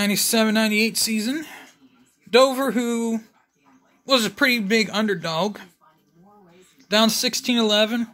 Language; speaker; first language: English; native; English